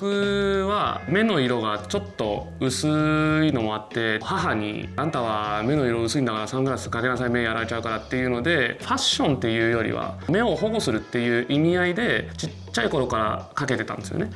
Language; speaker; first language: Japanese; native; Japanese